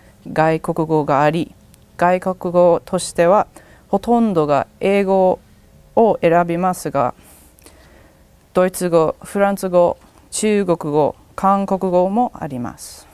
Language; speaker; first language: Japanese; non-native, learner; English